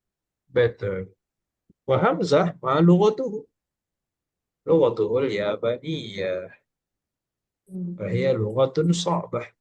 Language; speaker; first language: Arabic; non-native, fluent; Malay